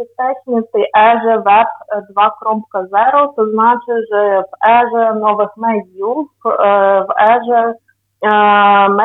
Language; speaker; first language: Polish; non-native, fluent; Ukrainian